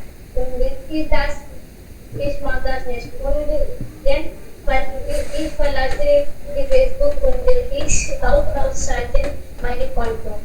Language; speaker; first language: German; non-native, learner; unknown